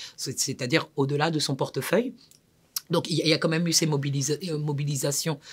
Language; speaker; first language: French; native; French